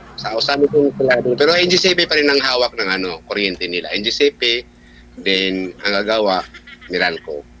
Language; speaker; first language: Filipino; non-native, local second language; Cebuano